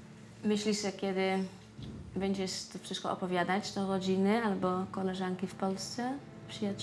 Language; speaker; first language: Polish; non-native, learner; Dutch